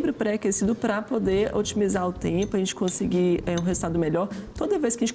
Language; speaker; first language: Portuguese; native; Portuguese